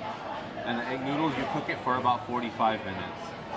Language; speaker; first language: English; native; English